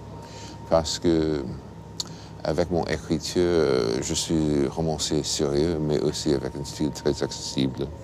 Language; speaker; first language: French; non-native, fluent; English